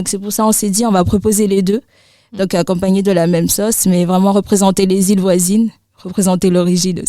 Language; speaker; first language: French; native; French